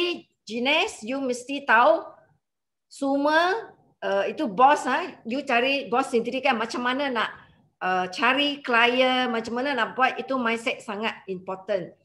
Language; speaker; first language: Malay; non-native, local second language; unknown